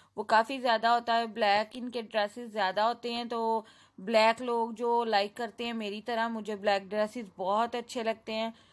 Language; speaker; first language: Urdu; native; Urdu